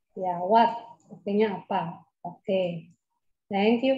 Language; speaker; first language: English; non-native, fluent; Indonesian